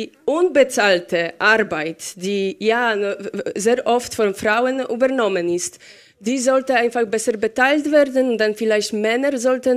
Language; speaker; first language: German; non-native, fluent; Polish